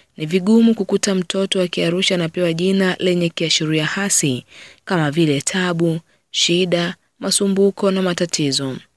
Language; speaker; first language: Swahili; native; Swahili